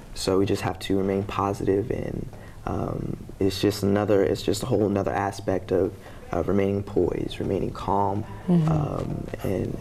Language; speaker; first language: English; native; English